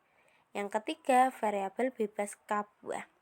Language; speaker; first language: Indonesian; native; Indonesian